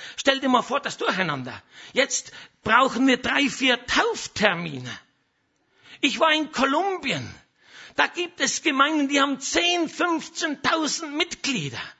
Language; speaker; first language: German; native; German